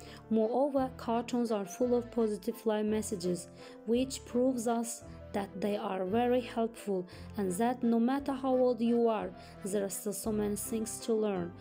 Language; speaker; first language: English; non-native, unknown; Azerbaijani